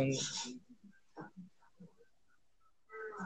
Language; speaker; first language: English; non-native, local second language; Nepali